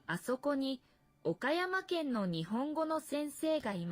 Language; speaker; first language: Japanese; non-native, learner; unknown